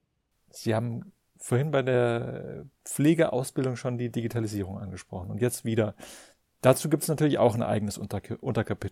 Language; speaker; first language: German; native; German